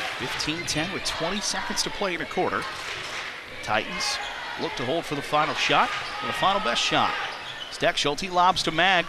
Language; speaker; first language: English; native; English